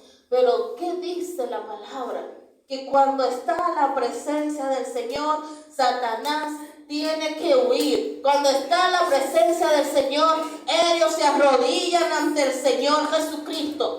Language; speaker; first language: Spanish; native; Spanish